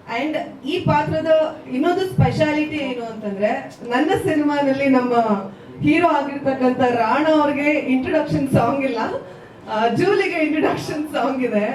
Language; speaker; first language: Kannada; native; Kannada